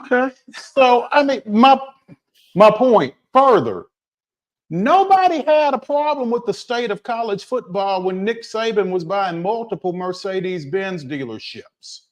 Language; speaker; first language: English; native; English